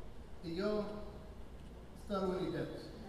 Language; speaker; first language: Spanish; non-native, learner; English